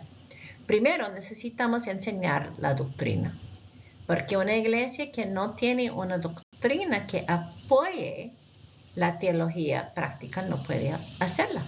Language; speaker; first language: Spanish; non-native, fluent; English